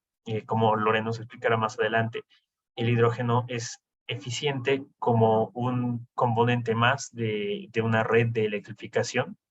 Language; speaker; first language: Spanish; native; Spanish